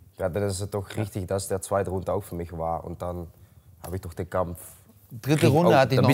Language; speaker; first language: German; non-native, learner; Dutch